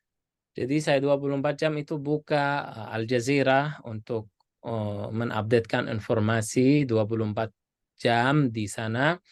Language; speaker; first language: Indonesian; non-native, fluent; Arabic